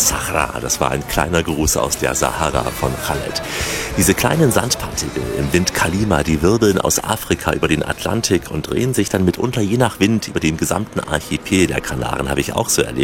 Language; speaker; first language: German; native; German